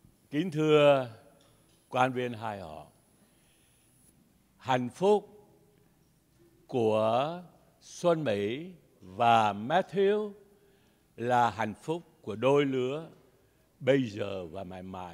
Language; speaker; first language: Vietnamese; native; Vietnamese